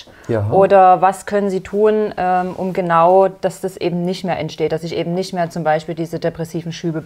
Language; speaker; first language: German; native; German